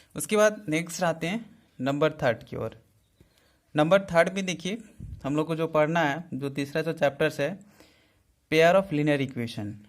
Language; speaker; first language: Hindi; native; Hindi